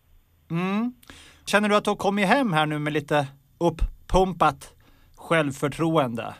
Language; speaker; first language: Swedish; native; Swedish